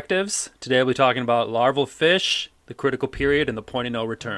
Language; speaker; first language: English; native; English